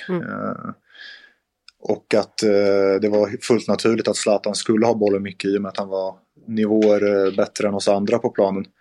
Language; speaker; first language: Swedish; native; Swedish